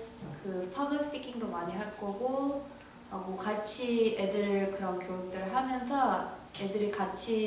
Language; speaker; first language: Korean; early bilingual, heritage; English